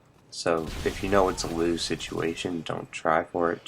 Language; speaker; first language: English; native; English